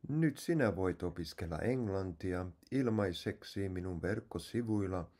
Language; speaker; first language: Finnish; non-native, fluent; English